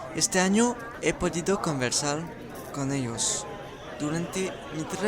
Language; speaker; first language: Spanish; non-native, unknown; French